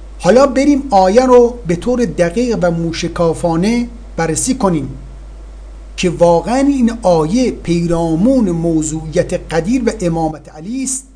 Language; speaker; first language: Persian; native; Persian